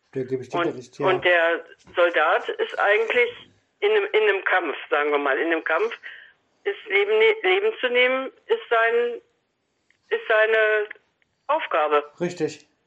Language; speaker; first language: German; native; German